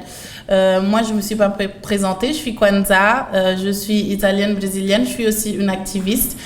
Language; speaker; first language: French; non-native, fluent; Italian